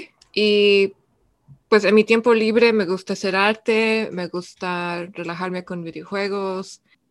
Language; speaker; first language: Spanish; early bilingual, heritage; Spanish